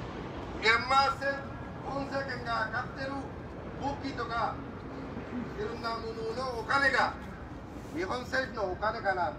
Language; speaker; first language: Japanese; non-native, fluent; Rohingya